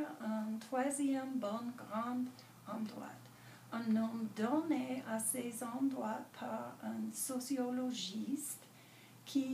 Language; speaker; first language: French; non-native, learner; English